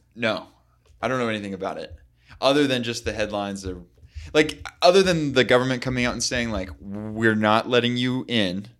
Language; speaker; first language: English; native; English